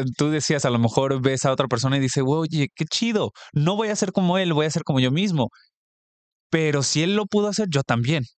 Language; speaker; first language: Spanish; early bilingual, heritage; Spanish